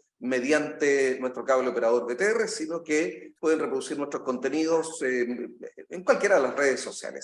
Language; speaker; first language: Spanish; native; Spanish